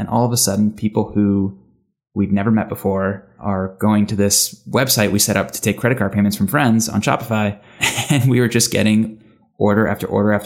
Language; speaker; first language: English; native; English